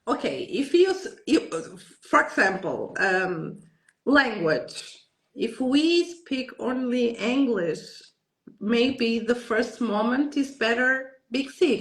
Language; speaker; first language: English; non-native, learner; Portuguese